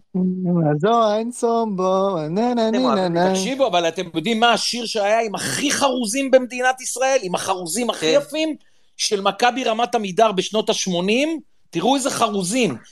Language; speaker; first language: Hebrew; early bilingual, other home language; German